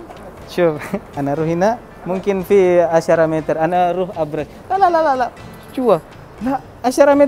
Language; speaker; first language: Arabic; non-native, learner; Indonesian